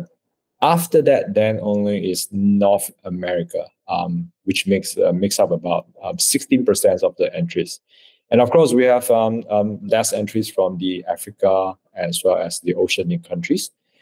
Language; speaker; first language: English; non-native, local second language; Chinese